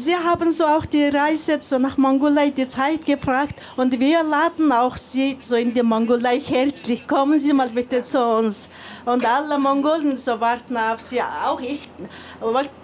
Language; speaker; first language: German; non-native, fluent; Mongolian